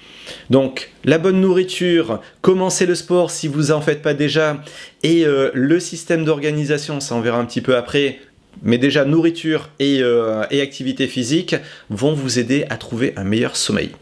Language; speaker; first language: French; native; French